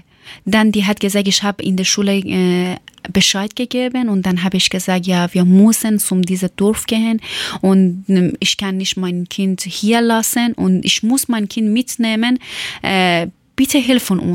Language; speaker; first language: German; non-native, learner; Persian